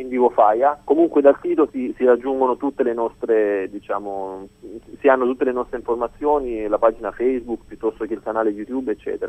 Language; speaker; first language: Italian; native; Italian